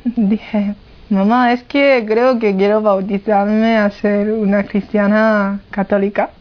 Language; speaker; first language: Spanish; non-native, fluent; Chinese